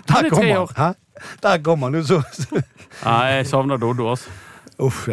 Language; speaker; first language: Norwegian; native; Norwegian